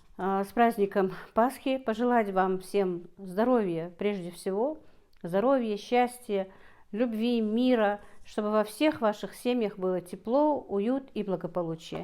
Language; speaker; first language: Russian; non-native, local second language; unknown